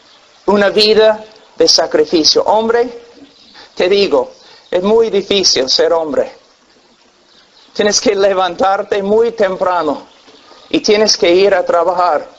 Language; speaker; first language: Spanish; non-native, fluent; English